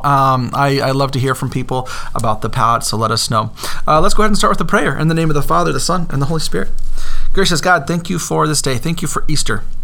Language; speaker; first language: English; native; English